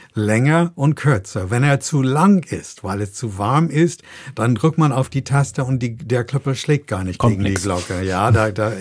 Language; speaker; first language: German; non-native, fluent; English